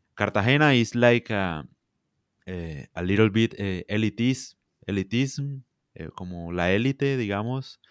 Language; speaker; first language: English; non-native, learner; Spanish